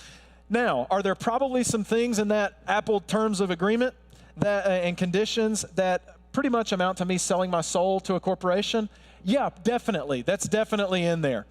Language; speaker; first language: English; native; English